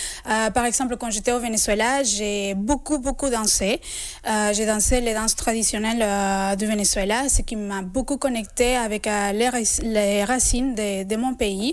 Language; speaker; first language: French; non-native, fluent; Spanish